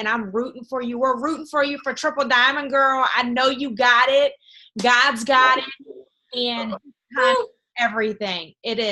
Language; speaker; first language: English; native; English